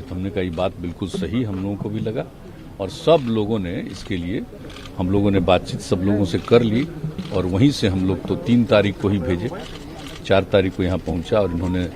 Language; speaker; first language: Hindi; native; Hindi